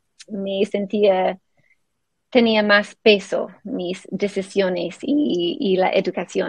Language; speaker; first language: Spanish; non-native, fluent; English